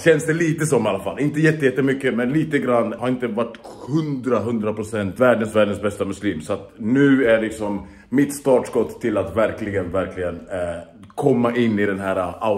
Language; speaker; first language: Swedish; native; Swedish